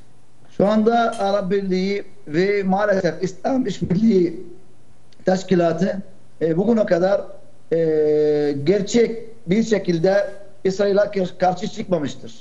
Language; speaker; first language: Turkish; non-native, fluent; Arabic